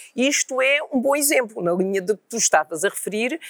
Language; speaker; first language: Portuguese; native; Portuguese